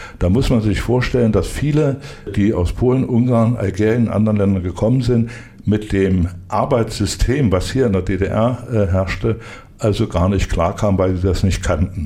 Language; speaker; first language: German; native; German